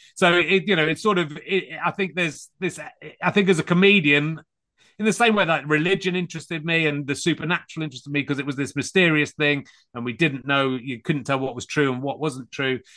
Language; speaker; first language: English; native; English